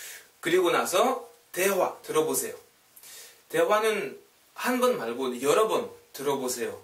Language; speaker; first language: Korean; non-native, fluent; French